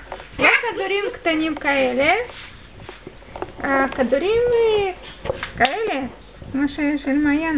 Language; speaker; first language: Hebrew; non-native, fluent; Russian